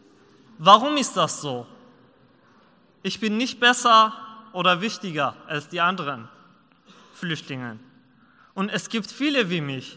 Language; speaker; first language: German; non-native, learner; Persian